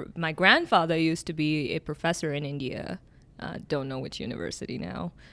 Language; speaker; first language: English; early bilingual, other home language; Arabic